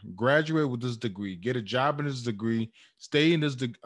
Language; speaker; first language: English; early bilingual, other home language; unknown